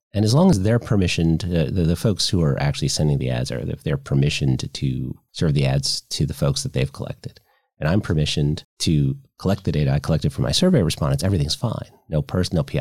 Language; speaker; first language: English; native; English